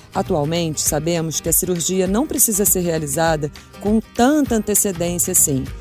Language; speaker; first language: Portuguese; native; Portuguese